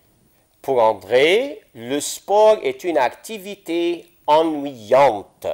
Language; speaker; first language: French; non-native, fluent; Arabic